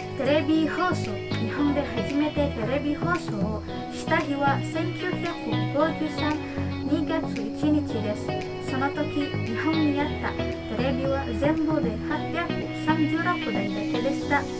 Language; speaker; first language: Japanese; non-native, learner; Indonesian